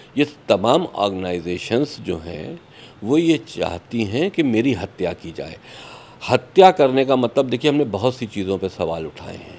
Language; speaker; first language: Hindi; native; Hindi